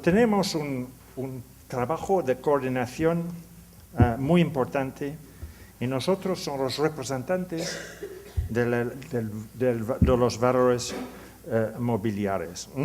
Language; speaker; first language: Spanish; non-native, learner; English